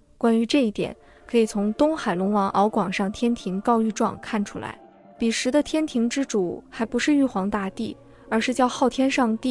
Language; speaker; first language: Chinese; native; Chinese